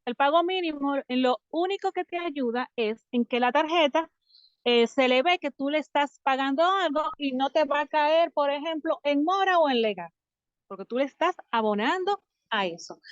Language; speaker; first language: Spanish; native; Spanish